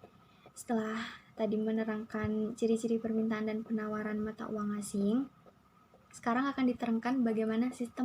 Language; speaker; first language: Indonesian; native; Indonesian